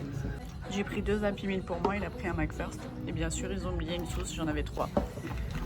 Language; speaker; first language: French; native; French